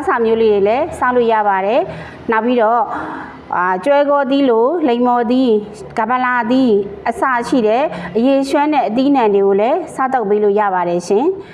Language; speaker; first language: Burmese; native; Burmese